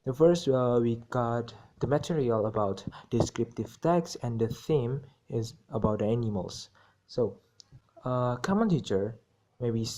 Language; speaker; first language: English; non-native, learner; Indonesian